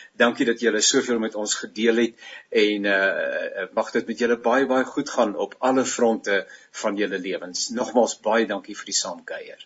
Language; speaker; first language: Afrikaans; native; Afrikaans